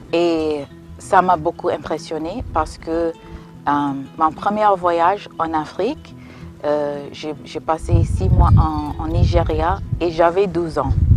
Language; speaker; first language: French; non-native, fluent; English